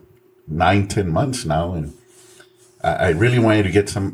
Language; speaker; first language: English; native; English